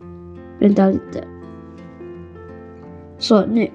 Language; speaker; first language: Swedish; non-native, fluent; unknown